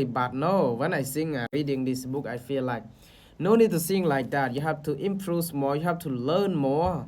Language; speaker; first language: English; non-native, learner; Khmer